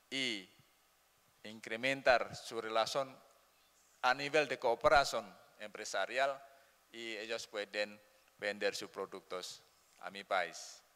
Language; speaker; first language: Spanish; non-native, learner; Indonesian